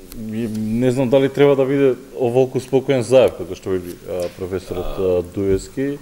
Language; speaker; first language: Macedonian; native; Macedonian